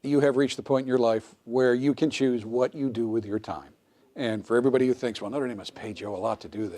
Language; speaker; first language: English; native; English